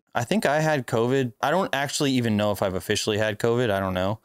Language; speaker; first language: English; native; English